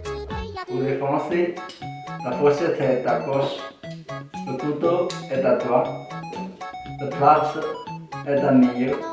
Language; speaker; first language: French; non-native, learner; Chinese